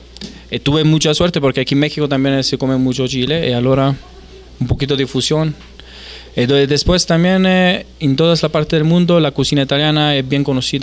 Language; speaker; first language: Spanish; non-native, fluent; Italian